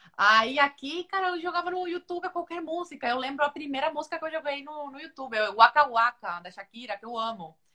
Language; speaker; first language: Portuguese; non-native, fluent; Spanish